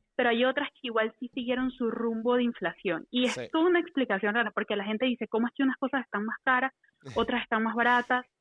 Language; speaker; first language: Spanish; native; Spanish